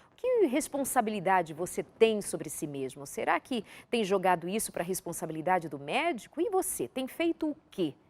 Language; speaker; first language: Portuguese; native; Portuguese